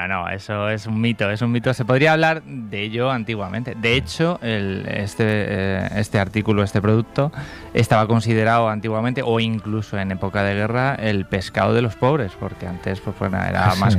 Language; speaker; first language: Spanish; native; Spanish